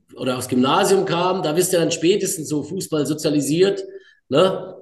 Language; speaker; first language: German; native; German